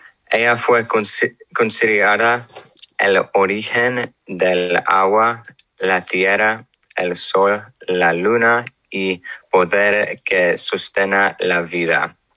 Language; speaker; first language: Spanish; non-native, learner; English